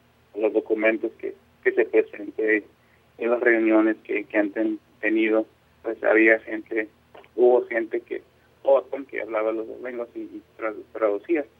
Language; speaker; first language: Spanish; non-native, local second language; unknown